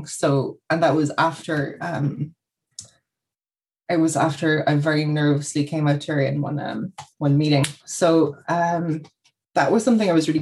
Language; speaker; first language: English; native; English